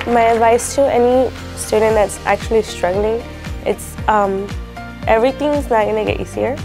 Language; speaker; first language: English; early bilingual, other home language; Spanish